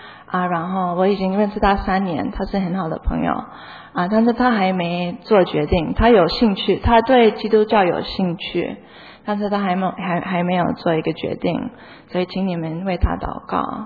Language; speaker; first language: Chinese; early bilingual, heritage; Chinese